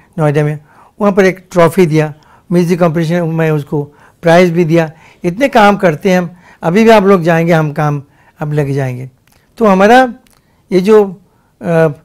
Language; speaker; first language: Hindi; non-native, local second language; Bangla